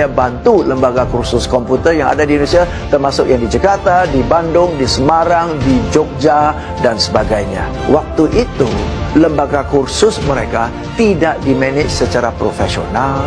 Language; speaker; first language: Indonesian; non-native, fluent; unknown